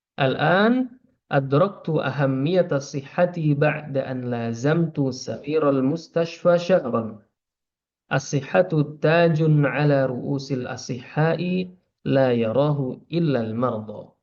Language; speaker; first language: Arabic; non-native, fluent; Indonesian